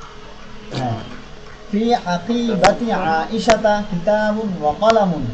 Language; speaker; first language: Arabic; non-native, fluent; Bangla